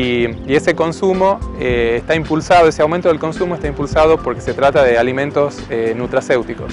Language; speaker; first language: Spanish; native; Spanish